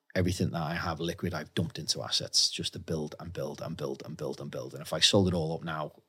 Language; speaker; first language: English; native; English